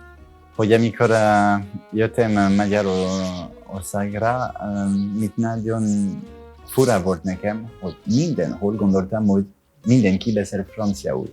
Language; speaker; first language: Hungarian; non-native, learner; French